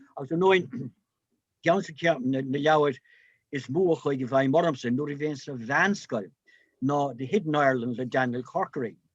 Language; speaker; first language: Irish; non-native, local second language; English